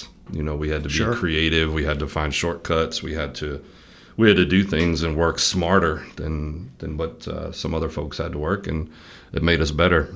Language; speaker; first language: English; native; English